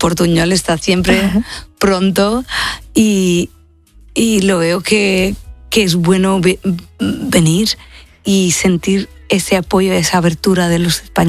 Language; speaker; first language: Spanish; non-native, fluent; Portuguese